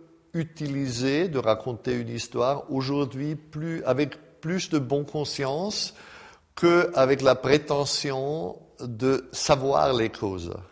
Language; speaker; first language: French; non-native, fluent; German